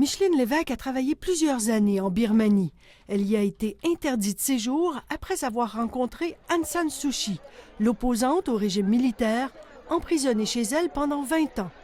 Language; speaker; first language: French; native; French